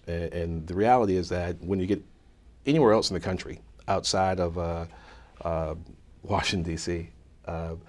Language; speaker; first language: English; native; English